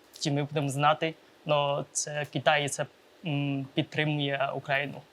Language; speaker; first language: Ukrainian; non-native, learner; Chinese